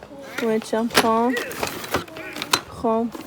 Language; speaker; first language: French; native; French